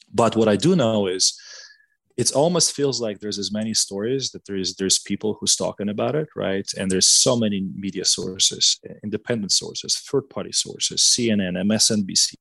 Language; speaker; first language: English; non-native, fluent; Russian